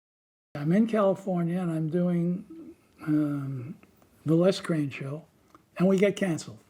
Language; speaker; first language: English; native; English